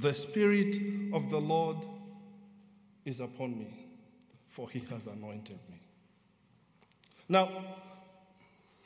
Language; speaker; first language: English; non-native, local second language; Nyanja